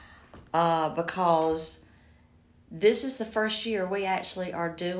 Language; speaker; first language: English; native; English